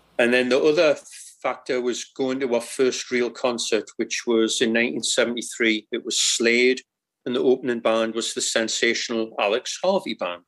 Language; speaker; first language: English; native; English